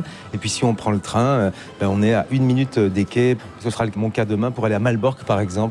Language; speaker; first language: French; native; French